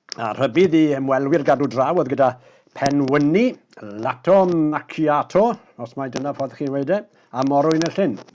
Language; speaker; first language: Welsh; native; Welsh